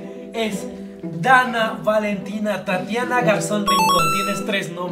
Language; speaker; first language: Spanish; native; Spanish